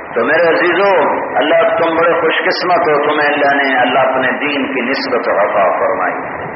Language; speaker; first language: Urdu; non-native, local second language; Punjabi